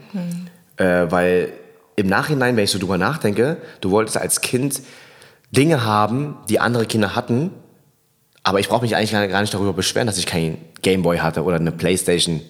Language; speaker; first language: German; early bilingual, other home language; Vietnamese